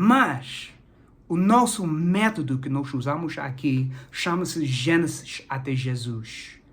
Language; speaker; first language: Portuguese; non-native, fluent; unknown